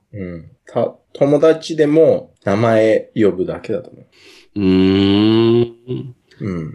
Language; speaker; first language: Japanese; non-native, fluent; English